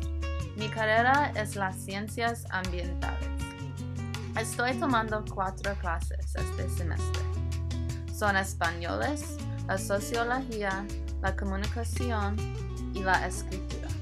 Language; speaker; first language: Spanish; non-native, learner; English